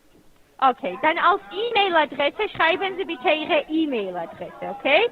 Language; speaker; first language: German; non-native, fluent; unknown